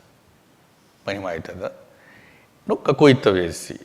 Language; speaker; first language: Russian; non-native, learner; Hindi